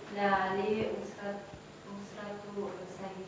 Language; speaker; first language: Arabic; non-native, learner; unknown